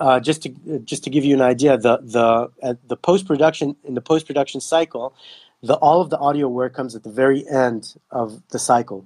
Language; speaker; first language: English; non-native, local second language; Hebrew